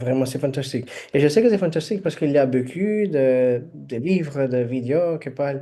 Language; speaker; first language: French; non-native, fluent; Portuguese